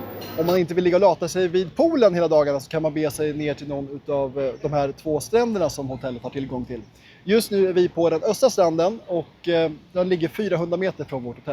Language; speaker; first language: Swedish; native; Swedish